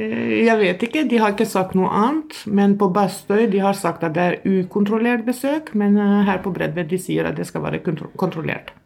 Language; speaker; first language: Norwegian; non-native, fluent; Albanian